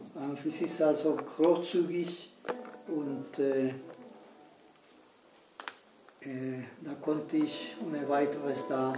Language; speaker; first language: German; non-native, fluent; Spanish